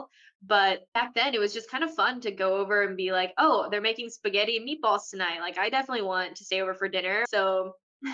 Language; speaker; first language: English; early bilingual, other home language; Korean